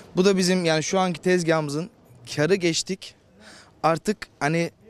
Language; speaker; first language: Turkish; native; Turkish